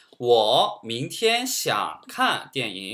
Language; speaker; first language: Chinese; non-native, fluent; Korean